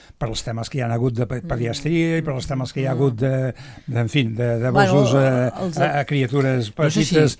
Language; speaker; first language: Catalan; native; Catalan